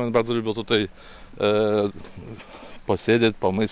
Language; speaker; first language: Polish; non-native, learner; Lithuanian